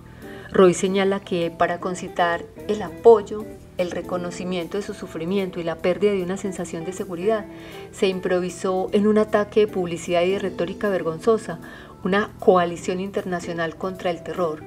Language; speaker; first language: Spanish; native; Spanish